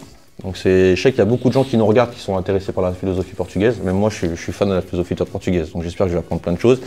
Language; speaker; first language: French; native; French